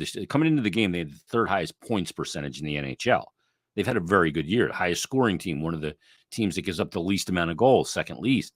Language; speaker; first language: English; native; English